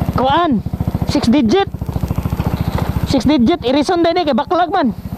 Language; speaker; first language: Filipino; non-native, local second language; Cebuano